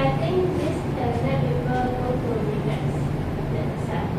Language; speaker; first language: English; non-native, learner; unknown